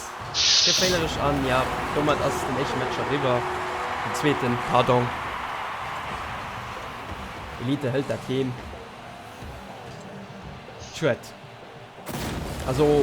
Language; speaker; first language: German; non-native, local second language; Luxembourgish